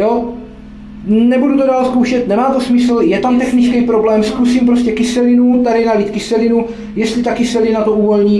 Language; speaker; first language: Czech; native; Czech